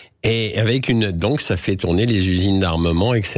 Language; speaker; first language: French; native; French